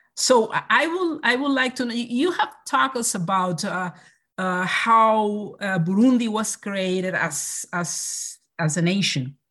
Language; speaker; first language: English; non-native, local second language; Spanish